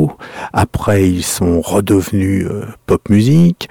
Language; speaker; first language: French; native; French